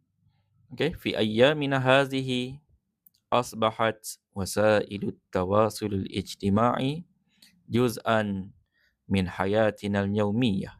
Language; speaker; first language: Arabic; non-native, fluent; Malay